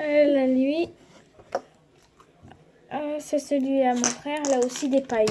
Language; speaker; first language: French; native; French